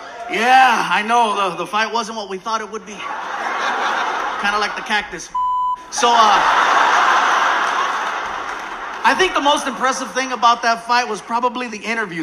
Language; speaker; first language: English; early bilingual, other home language; Spanish